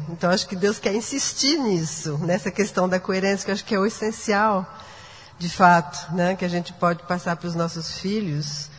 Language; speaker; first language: Portuguese; non-native, fluent; French